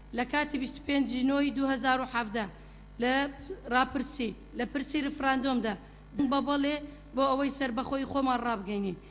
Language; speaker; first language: Central Kurdish; non-native, local second language; Turkish